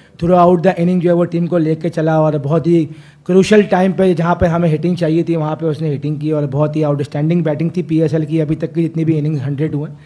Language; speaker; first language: Urdu; native; Urdu